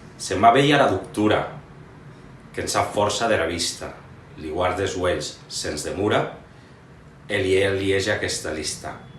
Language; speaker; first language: Occitan; native; Occitan